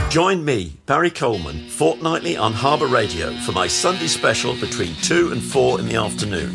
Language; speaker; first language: English; native; English